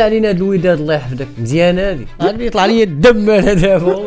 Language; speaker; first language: Arabic; native; Arabic